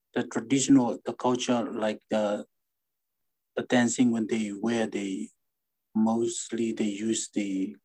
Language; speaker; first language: English; non-native, fluent; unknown